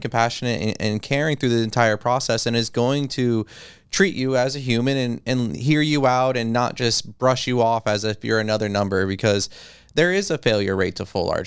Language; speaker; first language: English; native; English